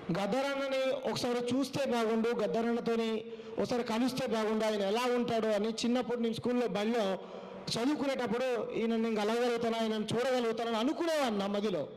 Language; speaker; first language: Telugu; native; Telugu